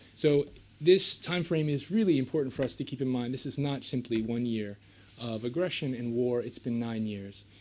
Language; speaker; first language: English; native; English